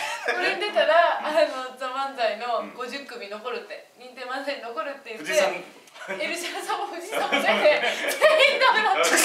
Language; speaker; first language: Japanese; native; Japanese